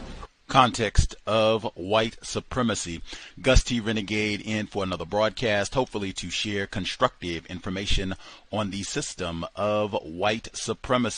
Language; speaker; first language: English; native; English